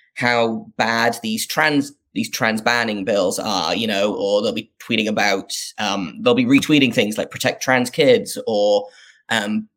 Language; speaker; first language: English; native; English